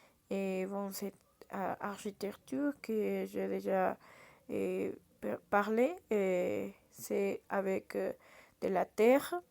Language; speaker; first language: French; non-native, learner; Portuguese